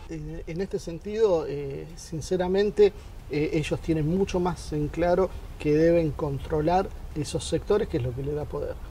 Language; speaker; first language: Spanish; native; Spanish